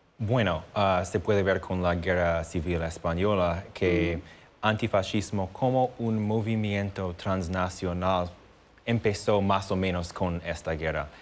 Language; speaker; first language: Spanish; non-native, fluent; English